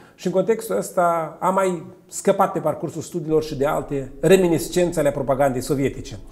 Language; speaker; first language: Romanian; native; Romanian